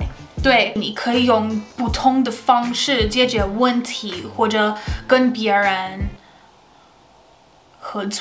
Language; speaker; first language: Chinese; non-native, fluent; English